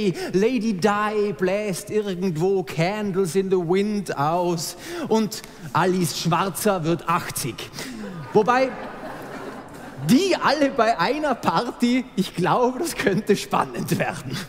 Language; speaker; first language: German; native; German